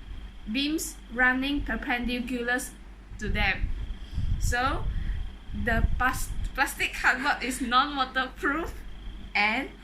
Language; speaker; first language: English; non-native, local second language; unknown